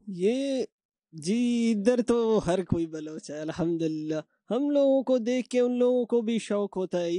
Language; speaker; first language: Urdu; non-native, local second language; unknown